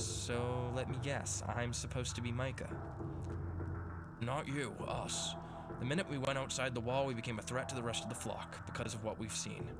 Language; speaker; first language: English; native; English